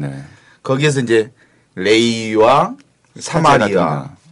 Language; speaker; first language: Korean; native; Korean